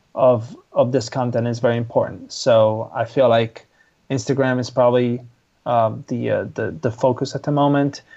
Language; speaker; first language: English; non-native, fluent; Italian